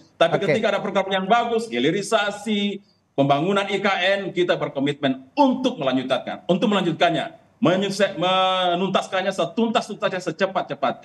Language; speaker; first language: Indonesian; native; Indonesian